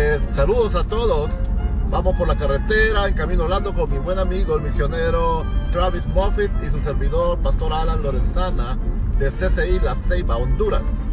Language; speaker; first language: Spanish; native; Spanish